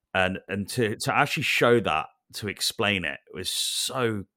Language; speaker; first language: English; native; English